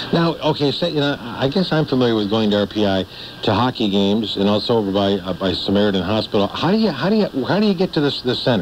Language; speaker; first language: English; native; English